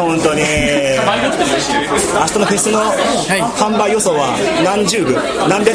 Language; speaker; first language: Japanese; native; Japanese